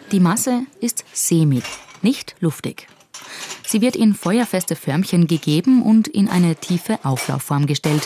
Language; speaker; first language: German; native; German